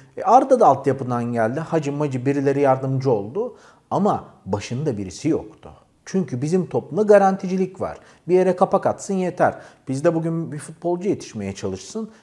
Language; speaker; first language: Turkish; native; Turkish